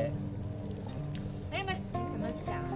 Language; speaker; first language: Chinese; non-native, learner; Vietnamese